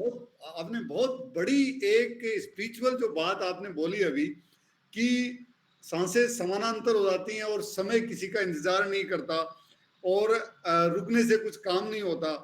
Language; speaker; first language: Hindi; native; Hindi